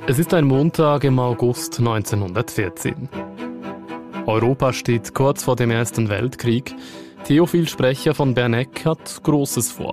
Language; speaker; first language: German; native; German